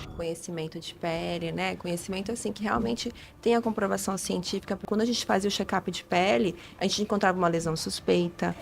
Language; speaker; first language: Portuguese; early bilingual, other home language; Spanish